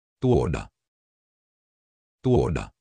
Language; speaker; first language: Finnish; non-native, learner; Arabic